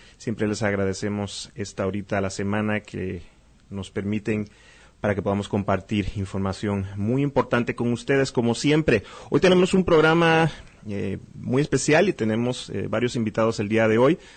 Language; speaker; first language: Spanish; native; Spanish